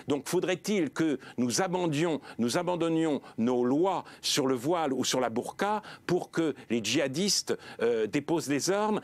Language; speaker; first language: French; native; French